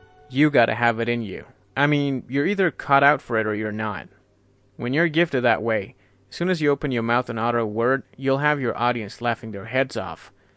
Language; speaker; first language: English; non-native, fluent; Persian